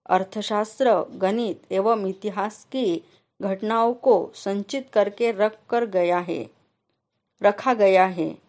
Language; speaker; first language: Hindi; non-native, local second language; Marathi